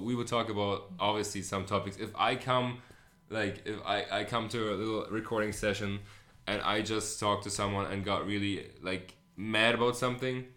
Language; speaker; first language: English; non-native, fluent; German